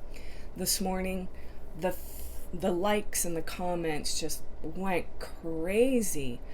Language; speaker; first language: English; native; English